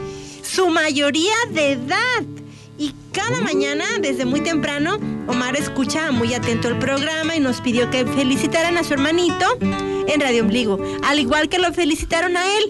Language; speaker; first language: Spanish; native; Spanish